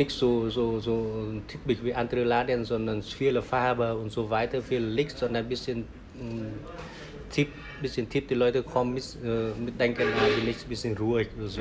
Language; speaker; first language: German; non-native, learner; Vietnamese